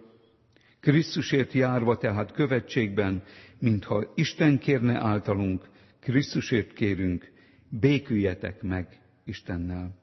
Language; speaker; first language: Hungarian; native; Hungarian